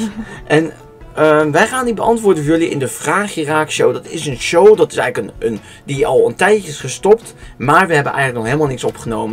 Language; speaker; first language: Dutch; native; Dutch